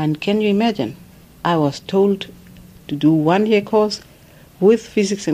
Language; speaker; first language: English; non-native, fluent; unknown